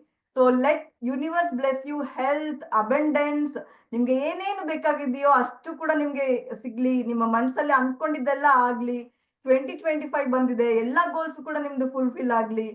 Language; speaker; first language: Kannada; native; Kannada